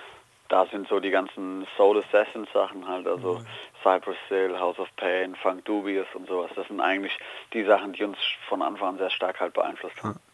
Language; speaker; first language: German; native; German